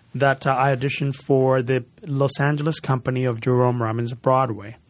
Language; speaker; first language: English; early bilingual, other home language; Spanish